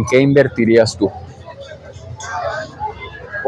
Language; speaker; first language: Spanish; native; Spanish